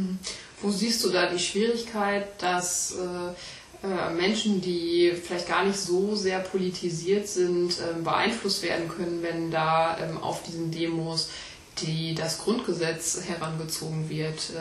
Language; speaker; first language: German; native; German